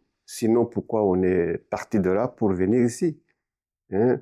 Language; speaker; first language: French; non-native, local second language; Kinyarwanda